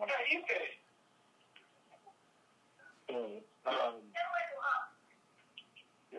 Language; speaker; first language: English; non-native, local second language; Igbo